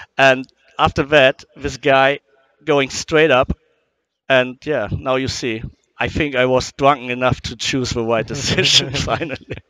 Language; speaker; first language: English; non-native, fluent; German